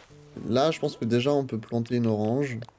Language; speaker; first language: French; native; French